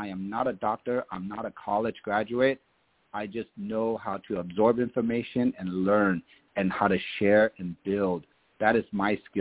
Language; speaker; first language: English; early bilingual, other home language; German